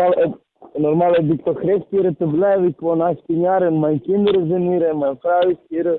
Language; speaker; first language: Dutch; non-native, fluent; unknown